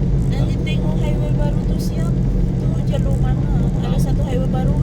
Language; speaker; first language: Malay; native; Malay